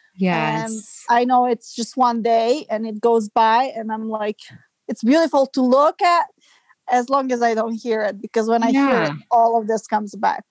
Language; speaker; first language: English; non-native, fluent; Serbian